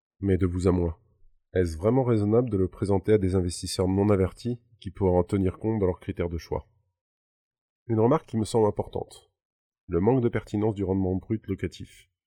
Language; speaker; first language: French; native; French